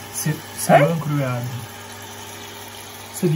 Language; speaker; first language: French; non-native, learner; Portuguese